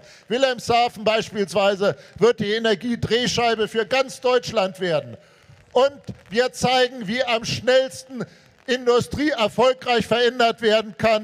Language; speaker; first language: German; native; German